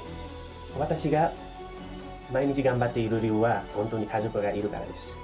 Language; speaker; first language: Japanese; non-native, learner; Nepali